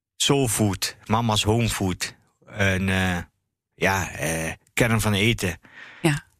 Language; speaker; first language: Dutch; early bilingual, other home language; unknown